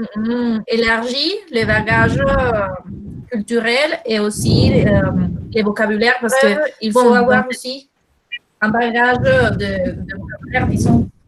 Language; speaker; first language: French; non-native, fluent; Spanish